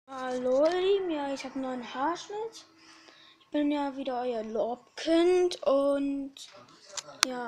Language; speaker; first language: German; early bilingual, other home language; Polish